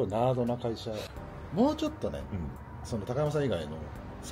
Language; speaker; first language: Japanese; native; Japanese